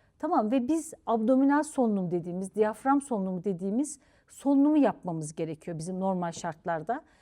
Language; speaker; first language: Turkish; native; Turkish